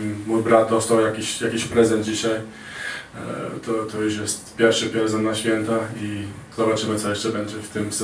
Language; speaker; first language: Polish; early bilingual, heritage; Polish